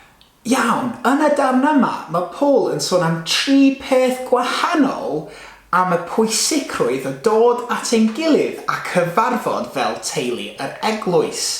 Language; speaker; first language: Welsh; non-native, local second language; English